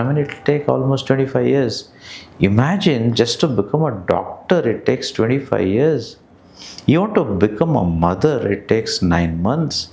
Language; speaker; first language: English; non-native, local second language; Kannada